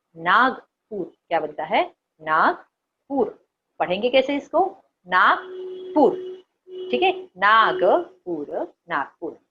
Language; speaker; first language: Hindi; non-native, local second language; Marathi